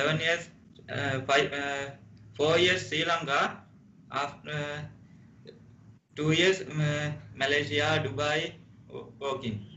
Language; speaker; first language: English; non-native, learner; Sinhala